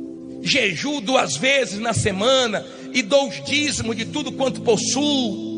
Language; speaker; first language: Portuguese; native; Portuguese